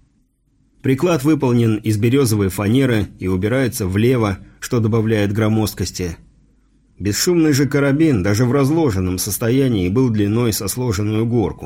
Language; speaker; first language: Russian; native; Russian